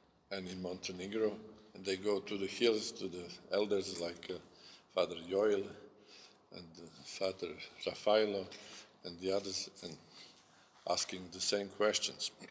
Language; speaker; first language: English; non-native, fluent; Serbian